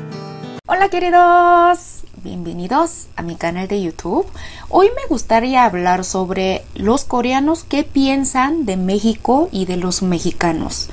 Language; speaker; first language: Spanish; non-native, fluent; Korean